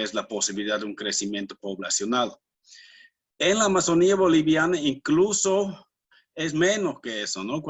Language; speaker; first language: Spanish; non-native, fluent; Dutch